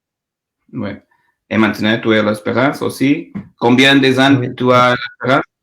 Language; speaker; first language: French; non-native, learner; Portuguese